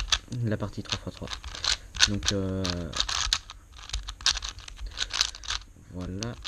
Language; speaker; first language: French; native; French